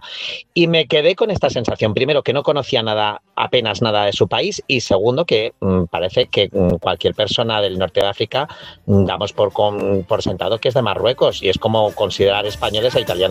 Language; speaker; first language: Spanish; native; Spanish